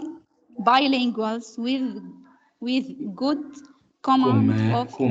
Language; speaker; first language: English; non-native, learner; Arabic